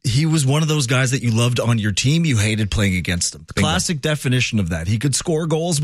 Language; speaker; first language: English; native; English